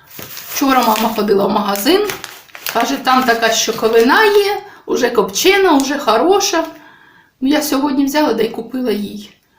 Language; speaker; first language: Ukrainian; native; Ukrainian